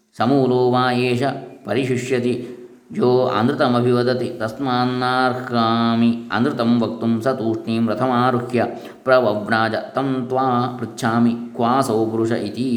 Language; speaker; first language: Hindi; non-native, local second language; Kannada